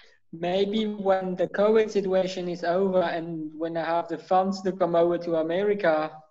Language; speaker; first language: English; non-native, fluent; German